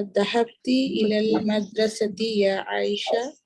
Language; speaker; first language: Arabic; non-native, learner; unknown